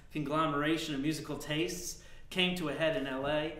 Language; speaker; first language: English; native; English